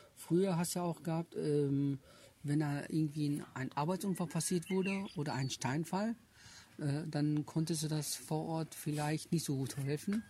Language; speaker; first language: German; early bilingual, other home language; Turkish